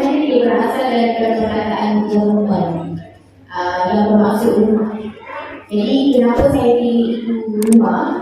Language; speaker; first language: Indonesian; non-native, local second language; Malay